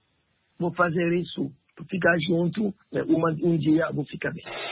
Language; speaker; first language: Portuguese; non-native, learner; French